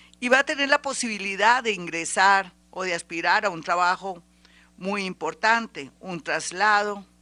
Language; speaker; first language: Spanish; native; Spanish